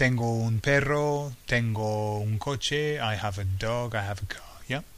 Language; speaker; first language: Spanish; non-native, fluent; English